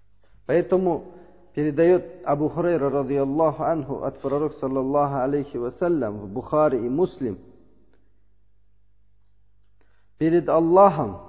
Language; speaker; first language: Russian; non-native, learner; Uzbek